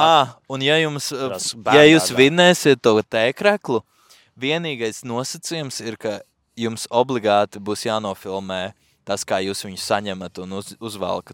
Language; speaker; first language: Latvian; native; Latvian